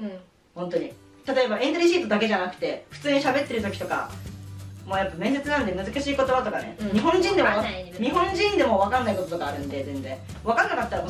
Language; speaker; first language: Japanese; native; Japanese